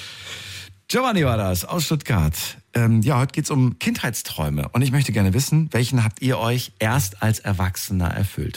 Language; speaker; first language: German; native; German